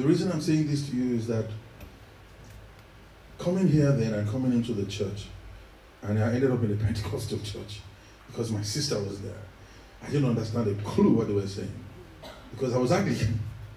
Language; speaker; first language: English; non-native, local second language; Yoruba